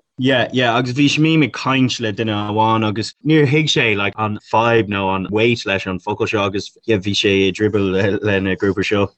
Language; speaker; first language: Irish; non-native, local second language; English